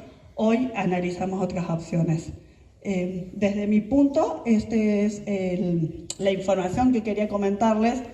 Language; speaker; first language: Spanish; native; Spanish